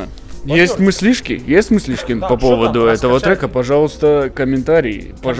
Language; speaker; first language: Russian; native; Russian